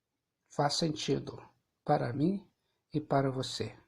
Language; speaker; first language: Portuguese; native; Portuguese